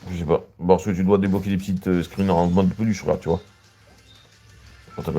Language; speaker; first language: French; native; French